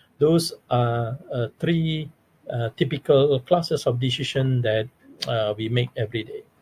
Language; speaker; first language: English; non-native, local second language; Malay